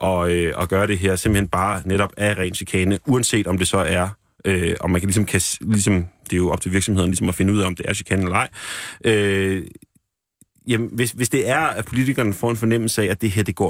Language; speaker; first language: Danish; native; Danish